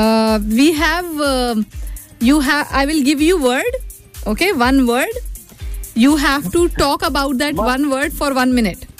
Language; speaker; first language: English; non-native, learner; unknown